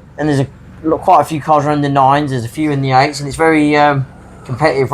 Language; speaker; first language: English; native; English